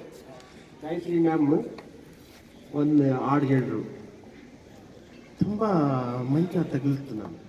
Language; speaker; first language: Kannada; non-native, local second language; Urdu